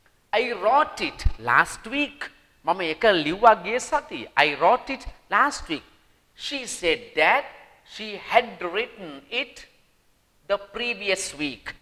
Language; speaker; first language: English; non-native, local second language; Sinhala